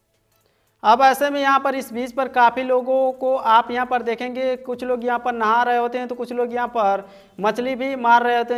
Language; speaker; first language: Hindi; native; Hindi